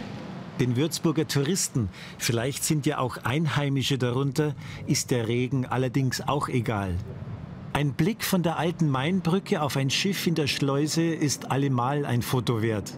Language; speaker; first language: German; native; German